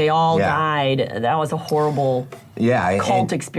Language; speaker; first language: English; native; English